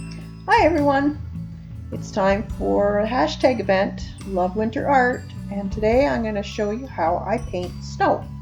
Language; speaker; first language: English; native; English